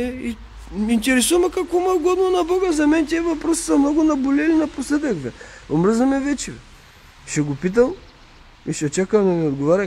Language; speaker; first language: Bulgarian; native; Bulgarian